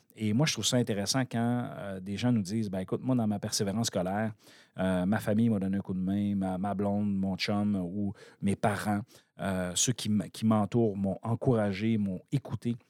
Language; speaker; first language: French; native; French